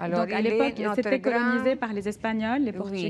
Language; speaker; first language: French; non-native, local second language; Arabic